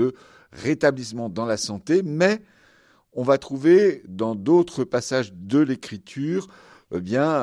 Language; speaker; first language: French; native; French